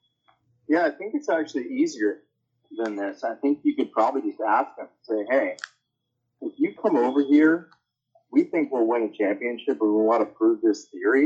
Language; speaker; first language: English; native; English